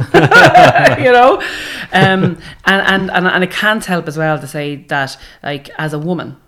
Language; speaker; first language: English; native; English